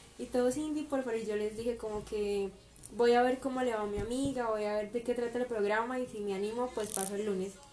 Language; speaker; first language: Spanish; native; Spanish